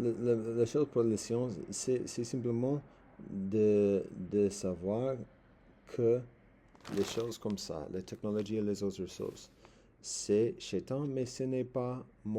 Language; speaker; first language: French; non-native, learner; English